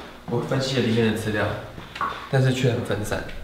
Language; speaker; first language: Chinese; native; Chinese